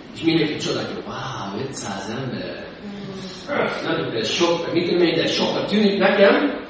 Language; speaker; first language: Hungarian; non-native, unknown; English